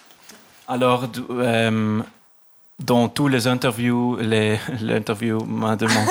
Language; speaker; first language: French; non-native, learner; German